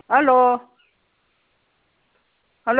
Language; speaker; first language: Spanish; native; Spanish